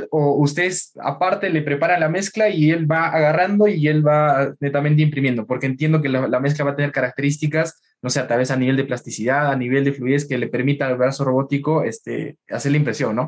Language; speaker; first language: Spanish; native; Spanish